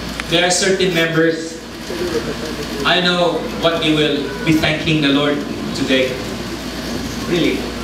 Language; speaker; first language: English; non-native, local second language; Cebuano